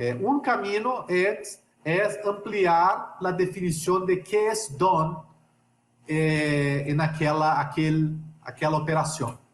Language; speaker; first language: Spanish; non-native, fluent; Portuguese